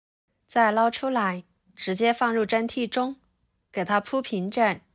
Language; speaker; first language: Chinese; native; Chinese